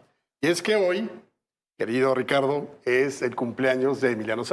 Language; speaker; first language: Spanish; native; Spanish